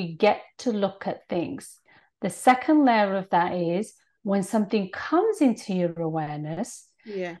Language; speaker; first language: English; native; English